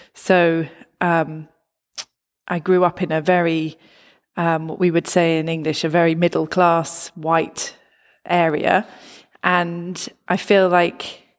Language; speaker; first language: English; native; English